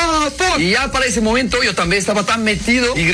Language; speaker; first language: Spanish; non-native, fluent; Korean